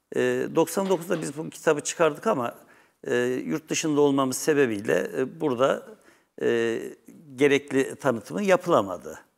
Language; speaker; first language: Turkish; native; Turkish